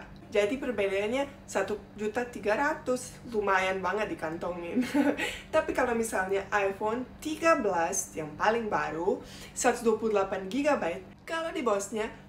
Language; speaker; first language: Indonesian; non-native, fluent; Bosnian